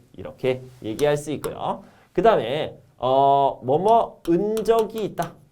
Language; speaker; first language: Korean; native; Korean